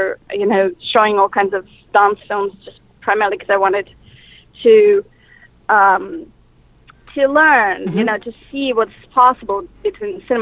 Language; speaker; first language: English; non-native, fluent; Russian